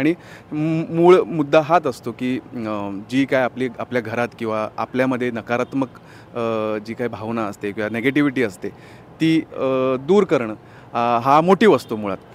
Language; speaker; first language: Marathi; non-native, local second language; Konkani